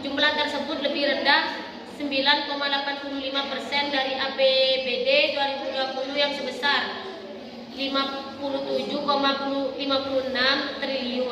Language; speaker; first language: Indonesian; native; Indonesian